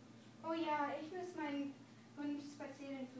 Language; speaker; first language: German; non-native, learner; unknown